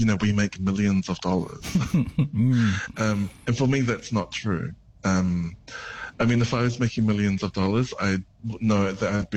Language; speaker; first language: English; native; English